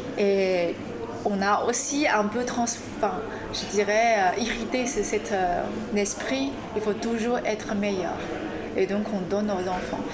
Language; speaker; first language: French; non-native, fluent; Chinese